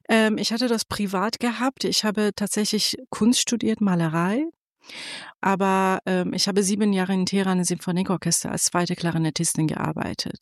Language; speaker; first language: German; non-native, fluent; Persian